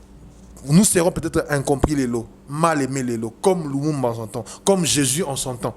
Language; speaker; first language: French; non-native, local second language; Lingala